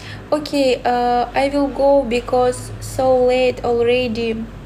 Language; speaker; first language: English; non-native, learner; Russian